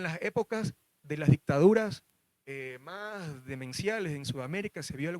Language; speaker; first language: Spanish; native; Spanish